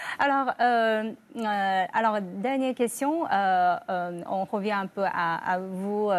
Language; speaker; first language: French; non-native, fluent; Chinese